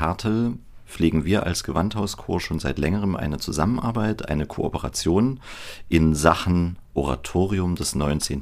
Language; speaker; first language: German; native; German